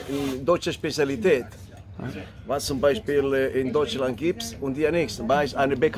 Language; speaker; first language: German; non-native, learner; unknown